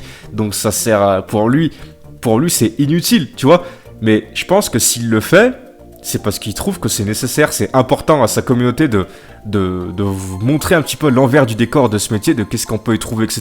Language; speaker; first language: French; native; French